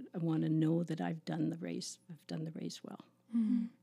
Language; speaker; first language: English; native; English